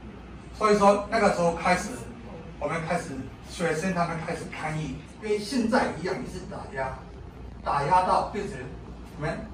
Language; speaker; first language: Chinese; non-native, learner; Burmese